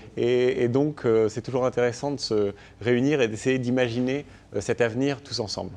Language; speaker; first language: French; native; French